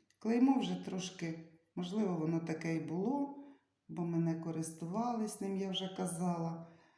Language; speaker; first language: Ukrainian; native; Ukrainian